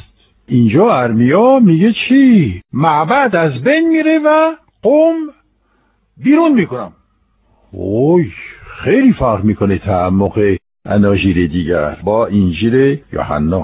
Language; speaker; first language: Persian; non-native, fluent; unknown